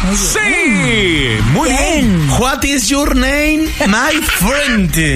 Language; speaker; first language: English; non-native, learner; Spanish